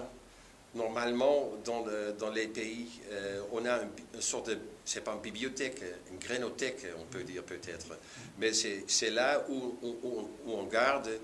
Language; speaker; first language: French; non-native, learner; Dutch